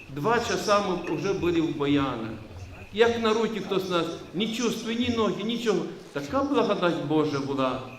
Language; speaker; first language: Ukrainian; non-native, local second language; Romanian